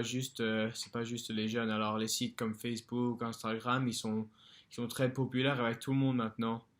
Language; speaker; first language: French; non-native, fluent; English